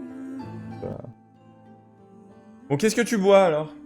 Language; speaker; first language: French; native; French